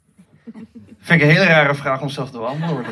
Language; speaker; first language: Dutch; native; Dutch